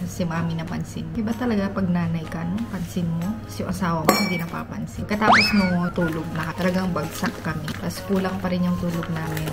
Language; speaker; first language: Filipino; native; Filipino